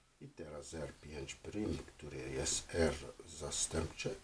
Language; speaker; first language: Polish; non-native, fluent; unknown